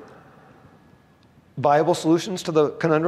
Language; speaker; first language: English; native; English